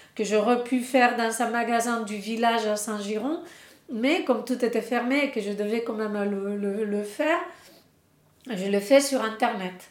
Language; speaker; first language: French; non-native, fluent; Spanish